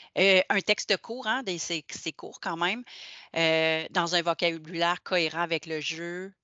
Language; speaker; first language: French; native; French